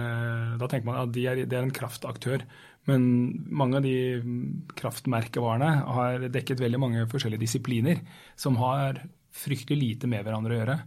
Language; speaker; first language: Norwegian; native; Norwegian